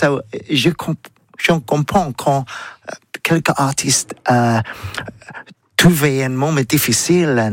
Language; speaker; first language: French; non-native, learner; English